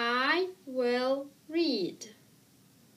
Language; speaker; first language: English; non-native, fluent; Russian